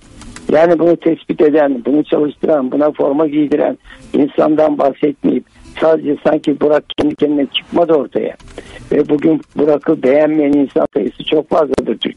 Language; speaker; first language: Turkish; native; Turkish